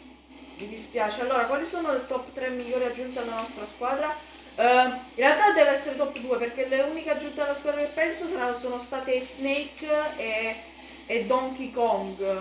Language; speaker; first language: Italian; native; Italian